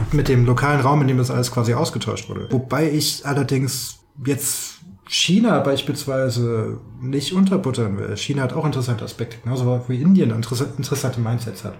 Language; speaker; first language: German; native; German